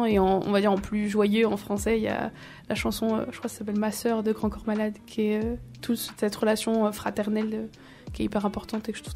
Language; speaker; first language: French; native; French